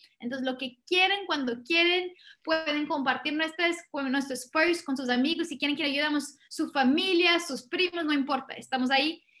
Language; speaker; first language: Spanish; non-native, fluent; Portuguese